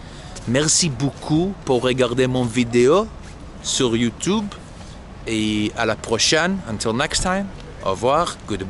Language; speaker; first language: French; non-native, learner; English